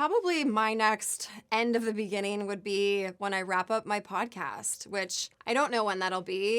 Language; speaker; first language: English; native; English